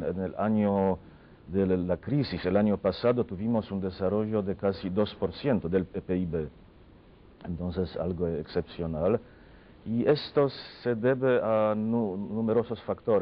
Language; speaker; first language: Spanish; non-native, fluent; Polish